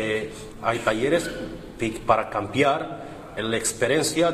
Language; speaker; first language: Spanish; non-native, learner; Arabic